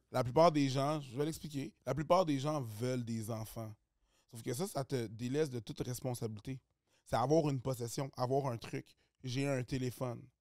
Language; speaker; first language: French; early bilingual, other home language; Haitian Creole